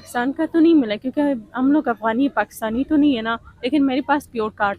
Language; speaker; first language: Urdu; early bilingual, other home language; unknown